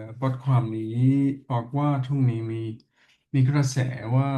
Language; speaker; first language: Thai; non-native, learner; English